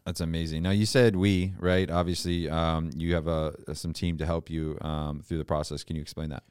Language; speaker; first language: English; native; English